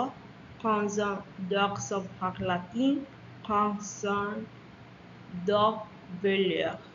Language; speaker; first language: French; non-native, learner; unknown